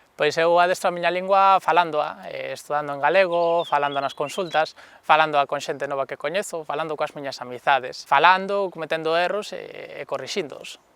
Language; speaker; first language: Galician; non-native, local second language; Spanish